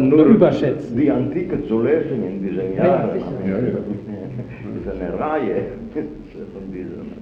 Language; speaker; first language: German; non-native, fluent; Italian